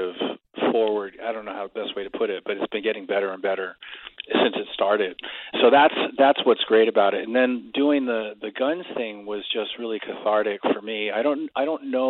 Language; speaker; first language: English; native; English